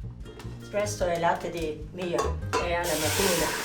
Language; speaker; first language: Italian; non-native, local second language; German